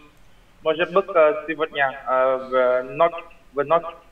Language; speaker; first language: Russian; non-native, learner; Vietnamese